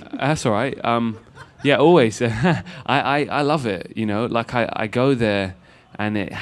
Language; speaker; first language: English; native; English